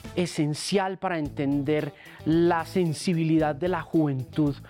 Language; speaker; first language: Spanish; native; Spanish